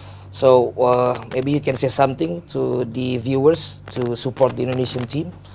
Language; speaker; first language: English; non-native, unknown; Indonesian